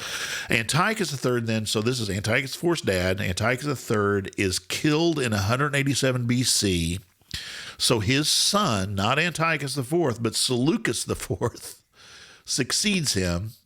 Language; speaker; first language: English; native; English